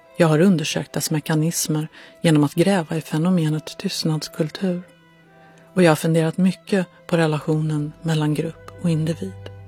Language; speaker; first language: Swedish; native; Swedish